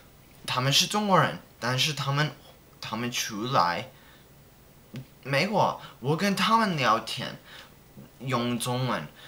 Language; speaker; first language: Chinese; non-native, learner; English